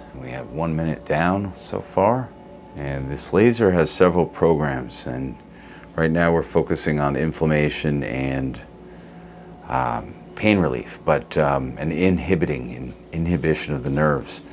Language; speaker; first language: English; native; English